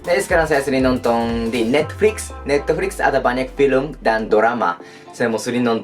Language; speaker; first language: Indonesian; non-native, learner; Japanese